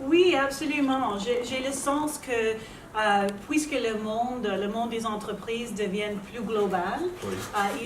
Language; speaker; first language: French; non-native, local second language; English